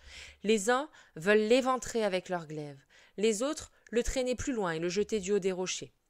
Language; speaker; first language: French; native; French